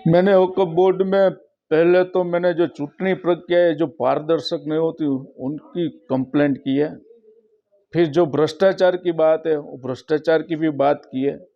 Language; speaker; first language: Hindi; non-native, local second language; Gujarati